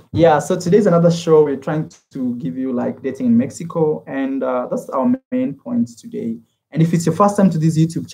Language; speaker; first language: English; non-native, fluent; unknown